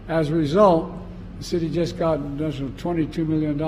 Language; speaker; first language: English; native; English